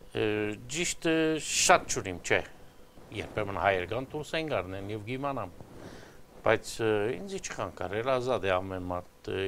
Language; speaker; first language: Armenian; early bilingual, heritage; Armenian